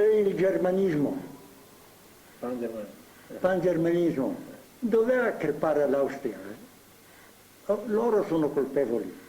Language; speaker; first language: Italian; non-native, fluent; Slovenian